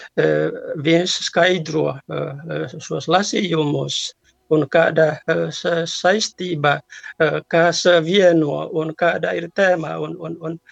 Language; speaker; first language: Latvian; non-native, learner; Italian